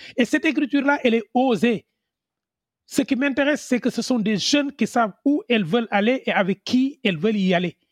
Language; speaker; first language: French; non-native, local second language; Wolof